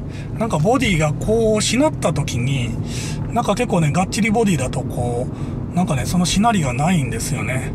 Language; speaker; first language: Japanese; native; Japanese